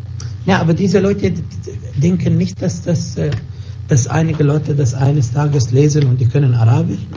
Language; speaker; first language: German; non-native, fluent; Arabic